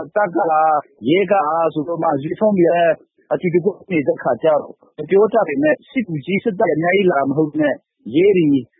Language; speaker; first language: Burmese; non-native, local second language; Hakha Chin